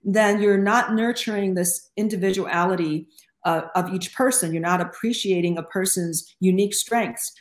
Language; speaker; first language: English; non-native, fluent; Chinese